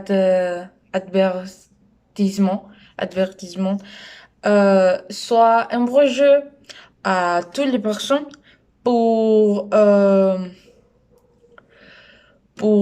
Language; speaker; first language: French; non-native, learner; Spanish